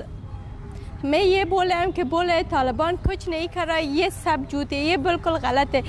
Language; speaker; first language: Hindi; non-native, learner; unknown